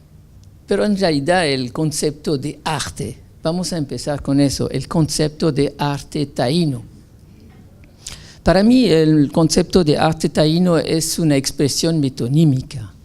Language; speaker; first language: Spanish; non-native, fluent; French